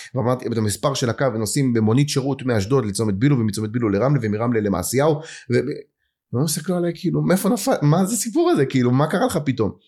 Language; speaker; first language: Hebrew; native; Hebrew